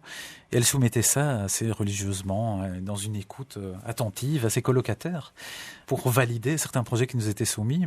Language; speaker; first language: French; native; French